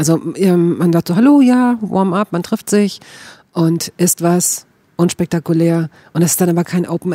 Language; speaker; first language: German; native; German